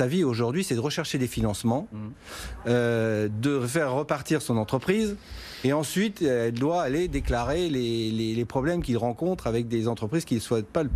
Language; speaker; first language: French; native; French